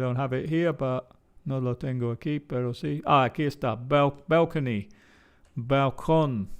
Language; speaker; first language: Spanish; non-native, fluent; English